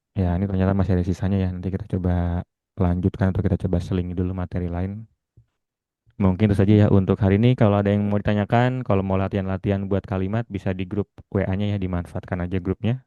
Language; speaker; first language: Indonesian; native; Indonesian